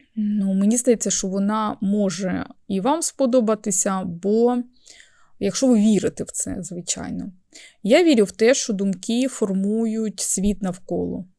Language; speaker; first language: Ukrainian; native; Ukrainian